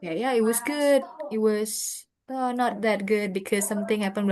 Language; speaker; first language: English; non-native, fluent; Indonesian